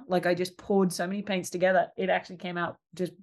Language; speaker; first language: English; native; English